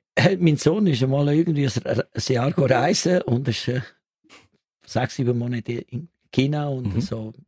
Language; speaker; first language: German; non-native, learner; Italian